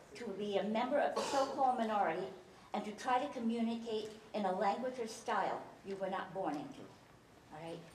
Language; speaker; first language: English; early bilingual, other home language; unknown